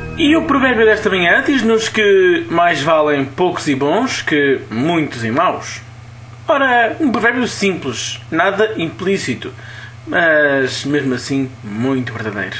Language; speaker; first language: Portuguese; native; Portuguese